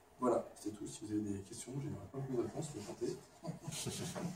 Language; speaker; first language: French; native; French